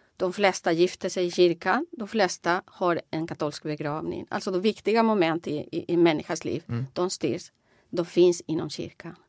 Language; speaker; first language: Swedish; non-native, fluent; Spanish